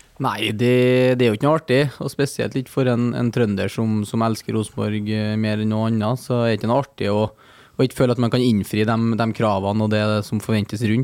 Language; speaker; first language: Norwegian; native; Norwegian